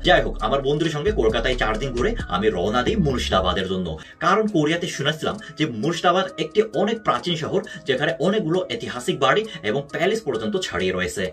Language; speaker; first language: Bangla; non-native, fluent; Korean